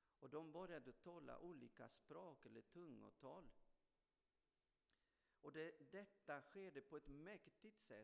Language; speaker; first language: Swedish; non-native, fluent; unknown